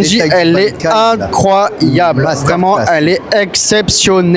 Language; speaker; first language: French; native; French